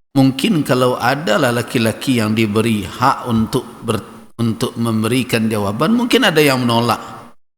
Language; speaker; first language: Malay; non-native, local second language; Minangkabau